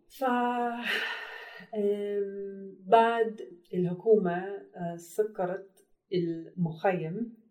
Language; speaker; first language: Arabic; non-native, learner; English